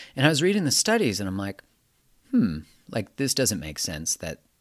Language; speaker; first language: English; native; English